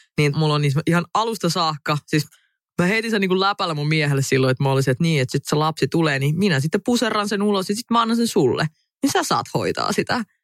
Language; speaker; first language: Finnish; early bilingual, other home language; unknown